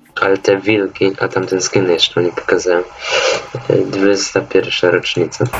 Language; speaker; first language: Polish; native; Polish